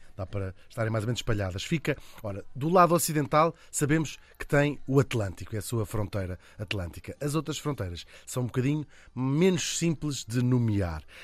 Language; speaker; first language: Portuguese; native; Portuguese